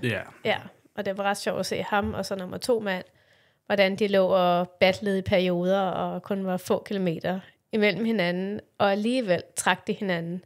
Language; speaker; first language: Danish; native; Danish